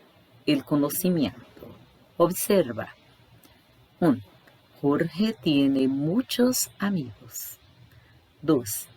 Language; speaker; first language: Spanish; non-native, fluent; Portuguese